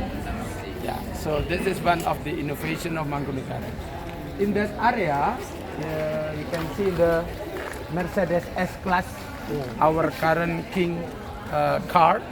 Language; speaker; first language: English; non-native, learner; Indonesian